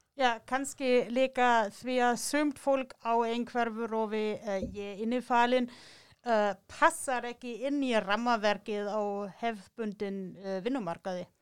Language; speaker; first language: Icelandic; non-native, fluent; German